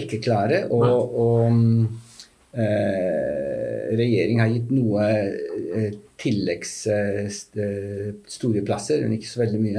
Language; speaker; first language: Norwegian; non-native, fluent; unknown